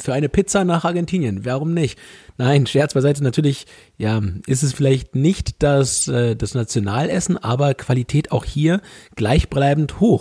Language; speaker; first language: German; native; German